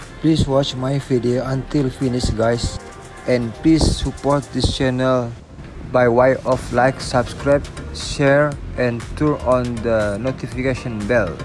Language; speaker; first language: English; non-native, local second language; Indonesian